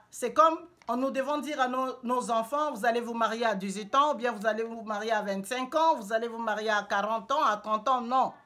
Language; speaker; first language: French; non-native, local second language; Lingala